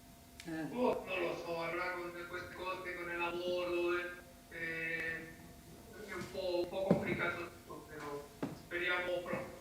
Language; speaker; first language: Italian; non-native, learner; Spanish